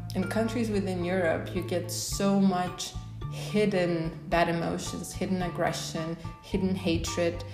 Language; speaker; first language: English; non-native, fluent; Polish